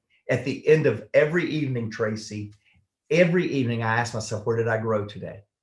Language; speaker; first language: English; native; English